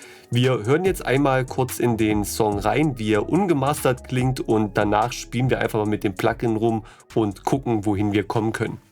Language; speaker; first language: German; native; German